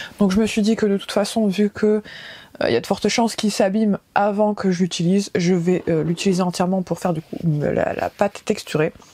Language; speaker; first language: French; early bilingual, other home language; Portuguese